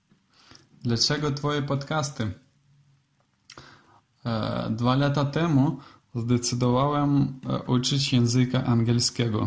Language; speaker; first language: Polish; non-native, learner; Russian